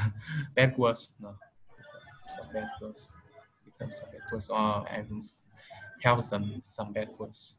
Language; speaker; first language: English; non-native, learner; Vietnamese